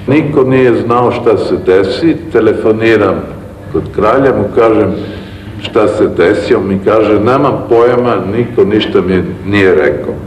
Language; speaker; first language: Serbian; early bilingual, heritage; Serbian